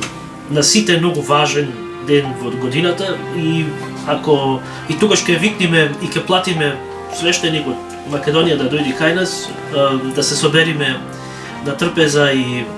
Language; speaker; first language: Macedonian; early bilingual, heritage; Macedonian